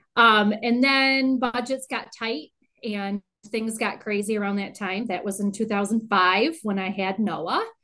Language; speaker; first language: English; native; English